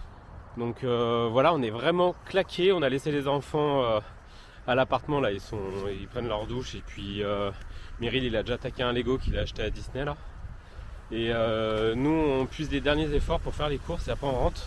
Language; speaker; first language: French; native; French